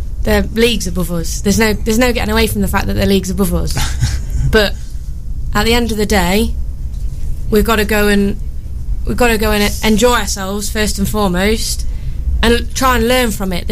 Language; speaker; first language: English; native; English